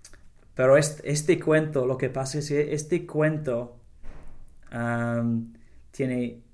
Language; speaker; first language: Spanish; non-native, learner; English